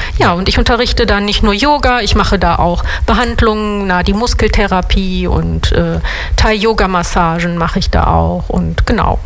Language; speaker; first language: German; early bilingual, other home language; Italian